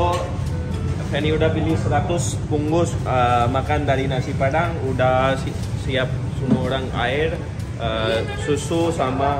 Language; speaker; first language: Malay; non-native, learner; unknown